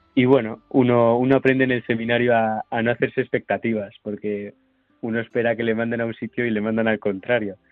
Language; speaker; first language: Spanish; native; Spanish